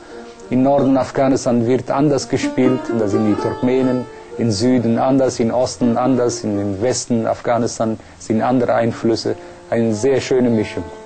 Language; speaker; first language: German; non-native, fluent; Persian